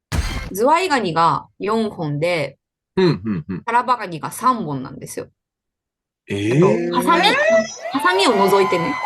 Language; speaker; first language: Japanese; native; Japanese